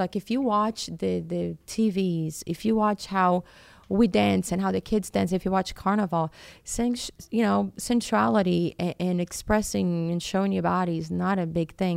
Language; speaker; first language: English; non-native, fluent; Portuguese